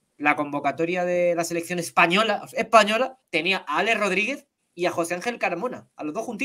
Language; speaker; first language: Spanish; native; Spanish